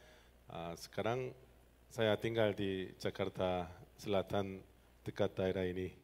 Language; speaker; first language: Indonesian; non-native, learner; Korean